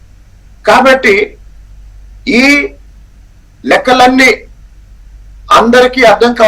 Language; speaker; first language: Telugu; native; Telugu